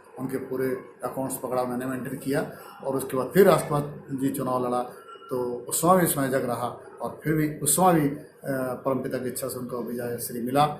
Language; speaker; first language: Hindi; non-native, local second language; Bangla